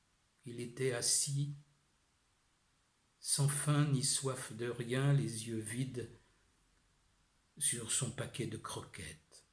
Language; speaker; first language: French; native; French